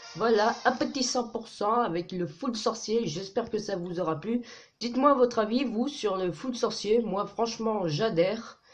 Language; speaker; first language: French; native; French